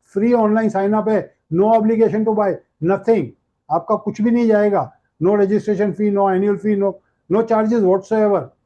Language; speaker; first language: Hindi; non-native, local second language; Gujarati